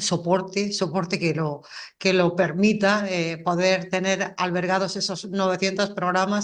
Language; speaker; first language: Spanish; native; Spanish